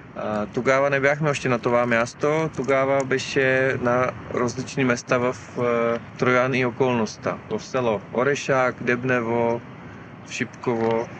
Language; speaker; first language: Bulgarian; non-native, fluent; Czech